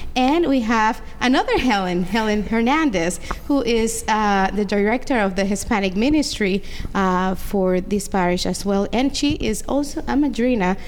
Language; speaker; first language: English; non-native, fluent; Spanish